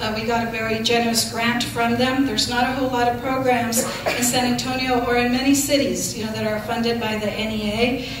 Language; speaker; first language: English; early bilingual, other home language; Spanish